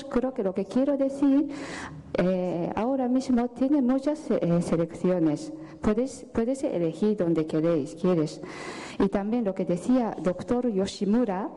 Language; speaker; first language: Spanish; non-native, fluent; Japanese